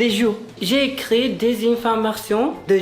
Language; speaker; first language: French; non-native, learner; Uzbek